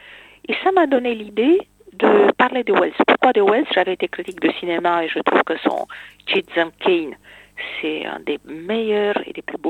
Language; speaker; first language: French; non-native, fluent; Romanian